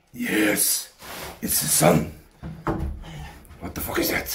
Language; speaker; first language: English; non-native, learner; Dutch